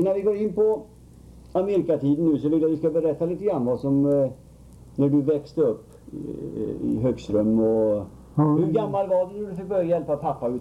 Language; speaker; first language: Swedish; native; Swedish